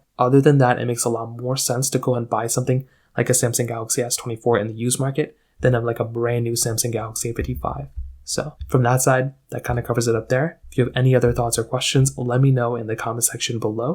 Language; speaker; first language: English; native; English